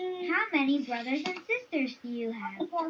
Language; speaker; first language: English; non-native, learner; Chinese